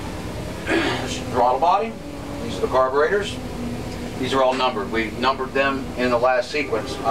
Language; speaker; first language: English; native; English